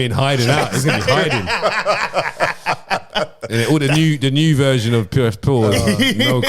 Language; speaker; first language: English; native; English